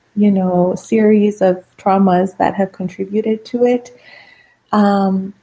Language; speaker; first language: English; non-native, fluent; Persian